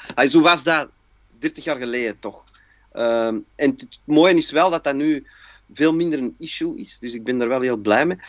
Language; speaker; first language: Dutch; native; Dutch